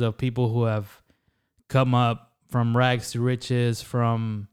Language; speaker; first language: English; early bilingual, other home language; Spanish